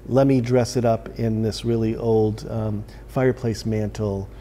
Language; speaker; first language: English; native; English